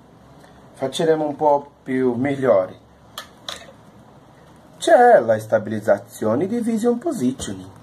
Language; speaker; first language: Italian; non-native, learner; Portuguese